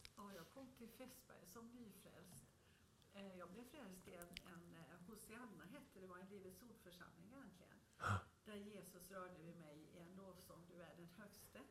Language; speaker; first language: Swedish; native; Swedish